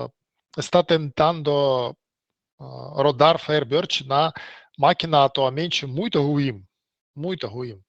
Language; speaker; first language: Portuguese; non-native, learner; Russian